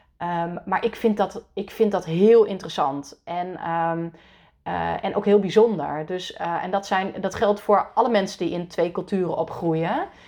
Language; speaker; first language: Dutch; native; Dutch